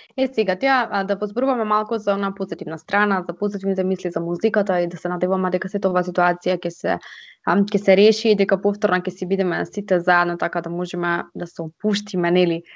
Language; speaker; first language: Macedonian; native; Macedonian